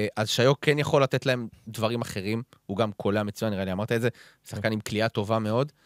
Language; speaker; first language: Hebrew; native; Hebrew